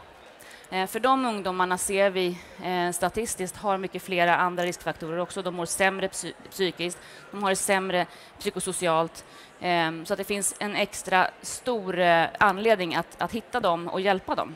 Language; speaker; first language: Swedish; native; Swedish